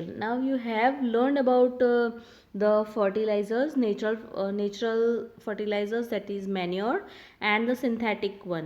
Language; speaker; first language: English; non-native, local second language; Hindi